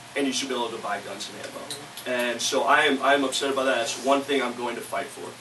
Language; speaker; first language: English; native; English